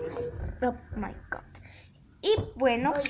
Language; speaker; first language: Spanish; native; Spanish